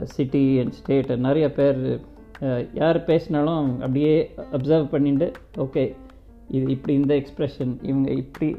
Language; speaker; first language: Tamil; non-native, local second language; Kannada